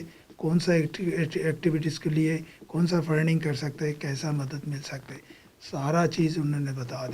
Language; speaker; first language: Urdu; non-native, fluent; Bangla